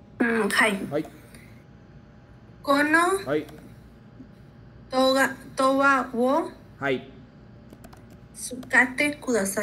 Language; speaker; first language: Japanese; non-native, learner; Spanish